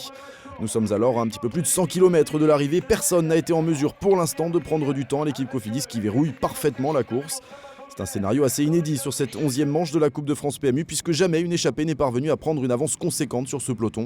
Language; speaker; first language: French; native; French